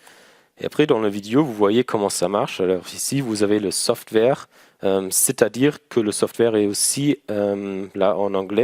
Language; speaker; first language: French; non-native, learner; German